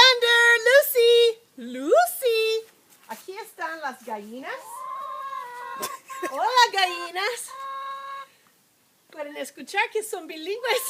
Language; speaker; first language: Spanish; non-native, learner; English